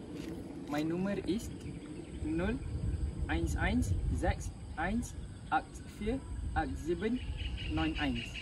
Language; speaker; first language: German; non-native, learner; Malay